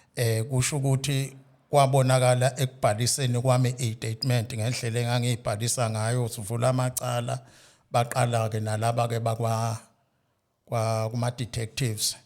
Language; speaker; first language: Zulu; native; Zulu